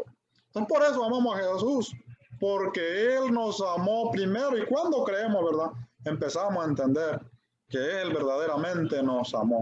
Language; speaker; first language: Spanish; native; Spanish